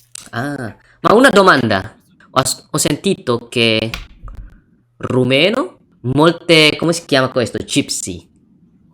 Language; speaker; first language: Italian; non-native, learner; Indonesian